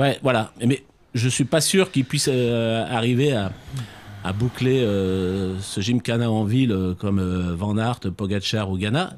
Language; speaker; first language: French; native; French